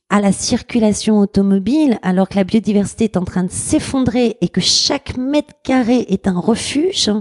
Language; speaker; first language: French; native; French